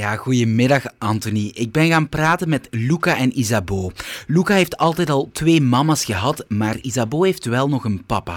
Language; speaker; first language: Dutch; native; Dutch